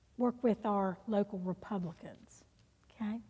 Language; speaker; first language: English; native; English